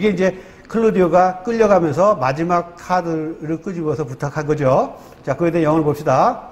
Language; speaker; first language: Korean; native; Korean